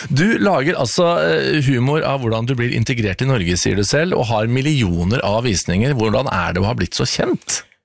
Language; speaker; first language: Norwegian; native; Norwegian